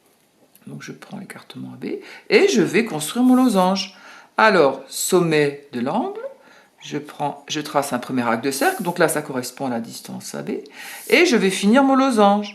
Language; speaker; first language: French; native; French